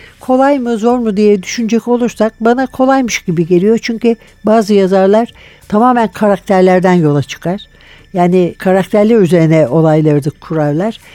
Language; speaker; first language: Turkish; native; Turkish